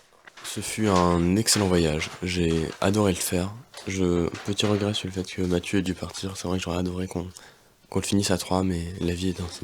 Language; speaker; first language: French; native; French